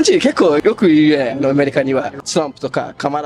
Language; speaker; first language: Japanese; non-native, learner; English